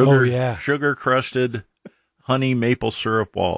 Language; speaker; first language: English; native; English